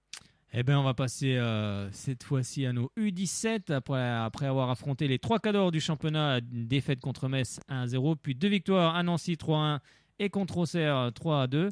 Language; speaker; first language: French; native; French